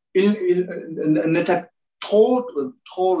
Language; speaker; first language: French; non-native, learner; Portuguese